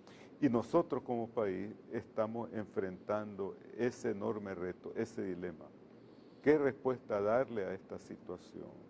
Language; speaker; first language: Spanish; native; Spanish